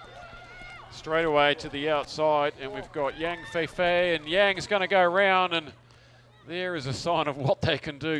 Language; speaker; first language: English; native; English